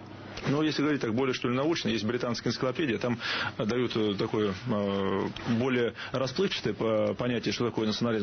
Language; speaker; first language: Russian; native; Russian